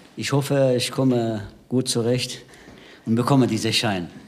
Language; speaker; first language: German; non-native, fluent; Turkish